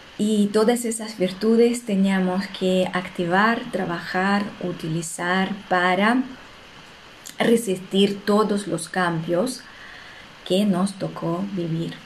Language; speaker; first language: Spanish; non-native, fluent; Russian